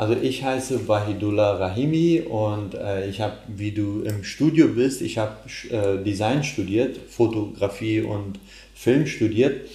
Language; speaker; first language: German; non-native, fluent; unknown